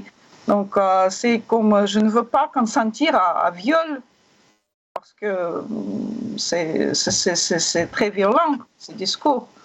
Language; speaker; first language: French; non-native, learner; Russian